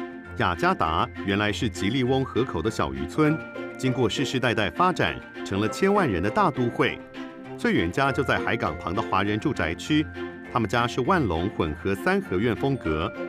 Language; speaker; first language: Chinese; native; Chinese